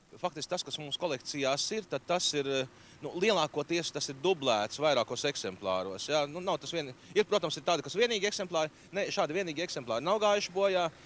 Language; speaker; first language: Latvian; native; Latvian